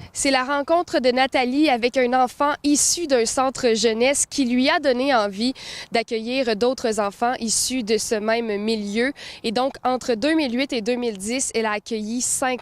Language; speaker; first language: French; native; French